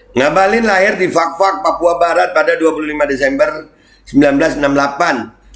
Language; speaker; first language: Indonesian; native; Indonesian